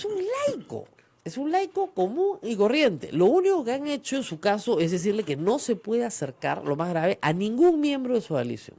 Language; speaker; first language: Spanish; native; Spanish